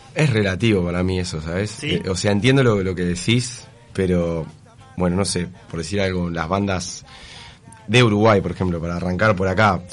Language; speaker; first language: Spanish; native; Spanish